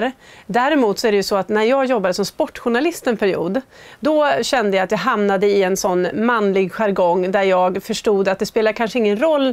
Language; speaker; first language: Swedish; native; Swedish